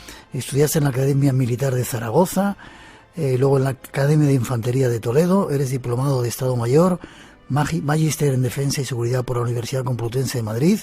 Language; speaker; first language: Spanish; native; Spanish